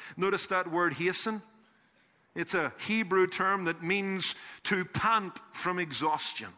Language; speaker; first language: English; native; English